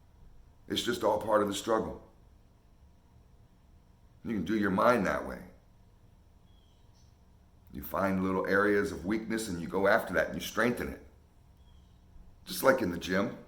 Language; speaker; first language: English; native; English